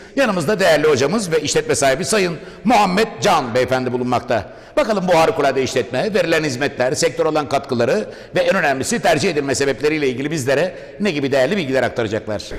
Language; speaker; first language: Turkish; native; Turkish